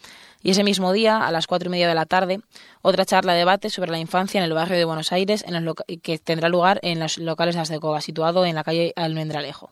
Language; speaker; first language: Spanish; native; Spanish